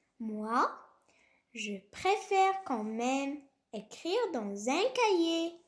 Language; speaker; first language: French; non-native, local second language; Arabic